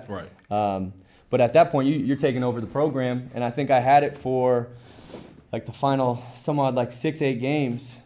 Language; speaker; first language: English; native; English